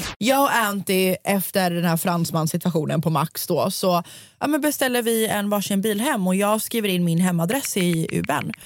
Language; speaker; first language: Swedish; native; Swedish